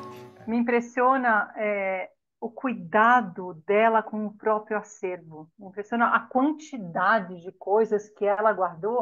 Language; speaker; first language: Portuguese; native; Portuguese